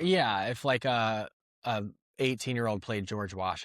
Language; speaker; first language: English; native; English